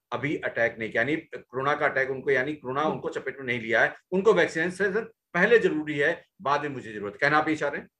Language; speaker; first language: Hindi; native; Hindi